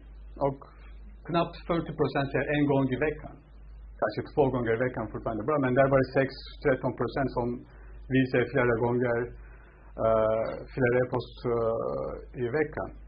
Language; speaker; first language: Swedish; non-native, fluent; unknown